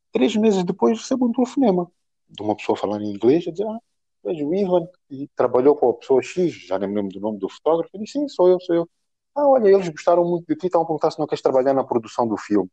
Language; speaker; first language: Portuguese; native; Portuguese